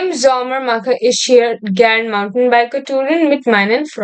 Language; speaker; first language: German; non-native, fluent; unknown